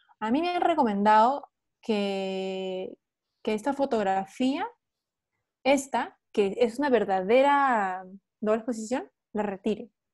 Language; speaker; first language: Spanish; native; Spanish